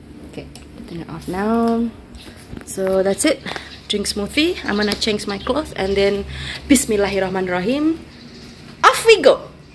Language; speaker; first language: English; non-native, fluent; Javanese